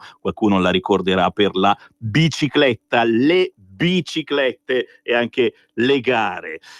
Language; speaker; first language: Italian; native; Italian